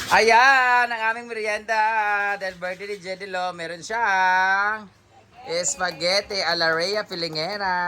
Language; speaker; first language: Filipino; non-native, local second language; Cebuano